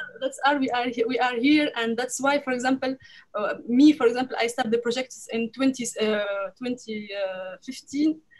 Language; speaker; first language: English; non-native, learner; French